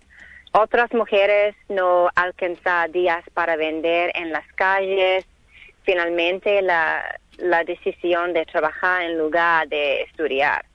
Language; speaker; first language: Spanish; non-native, learner; English